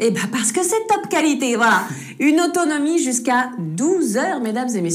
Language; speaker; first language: French; native; French